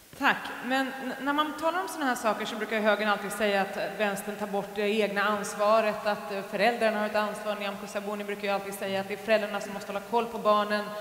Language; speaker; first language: Swedish; native; Swedish